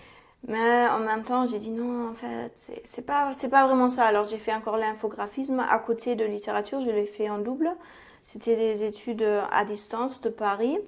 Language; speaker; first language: French; non-native, fluent; German